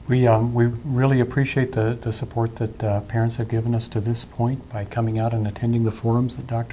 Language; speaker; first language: English; native; English